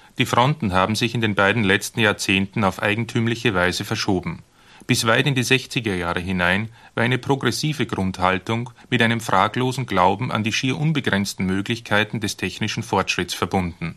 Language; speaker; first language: German; native; German